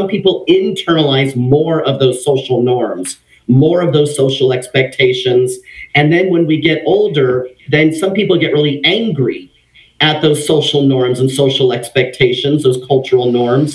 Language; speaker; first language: English; native; English